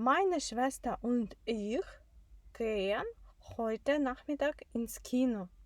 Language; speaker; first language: German; non-native, fluent; Ukrainian